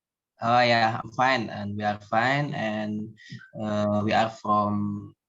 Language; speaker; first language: English; non-native, learner; Indonesian